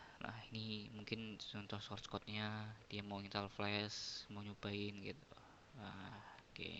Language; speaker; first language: Indonesian; native; Indonesian